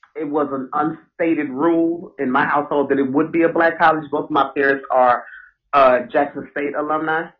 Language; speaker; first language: English; native; English